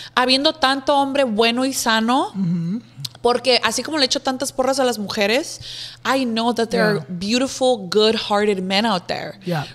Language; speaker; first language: English; non-native, fluent; Spanish